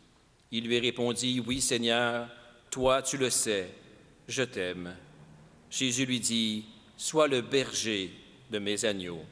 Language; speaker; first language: French; native; French